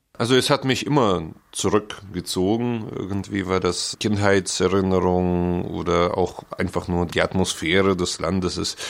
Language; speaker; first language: German; early bilingual, other home language; Russian